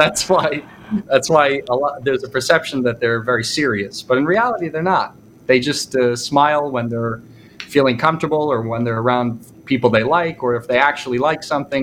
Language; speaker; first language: English; native; English